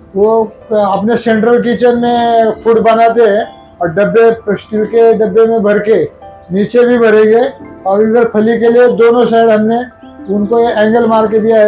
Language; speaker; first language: Hindi; non-native, local second language; Marathi